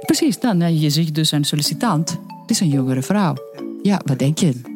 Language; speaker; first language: Dutch; non-native, fluent; Greek